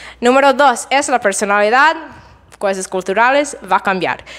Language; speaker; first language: Spanish; non-native, fluent; English